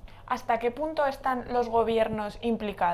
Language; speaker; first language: Spanish; native; Spanish